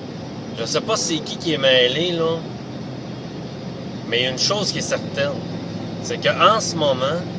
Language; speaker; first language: French; native; French